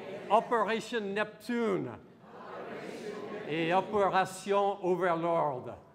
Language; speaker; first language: French; non-native, fluent; English